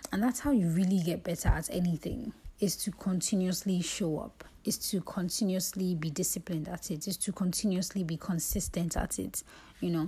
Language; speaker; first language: English; non-native, local second language; Yoruba